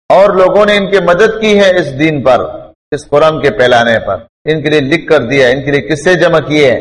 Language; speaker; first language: Urdu; non-native, local second language; Pashto